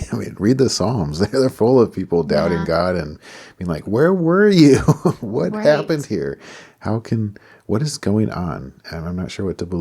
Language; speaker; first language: English; native; English